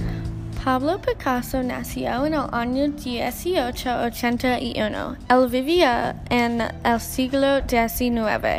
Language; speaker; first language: Spanish; non-native, learner; English